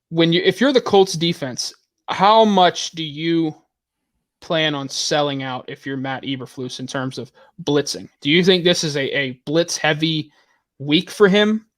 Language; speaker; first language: English; native; English